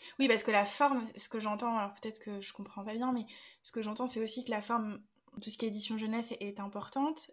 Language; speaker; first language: French; native; French